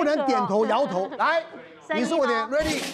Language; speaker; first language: Chinese; native; Chinese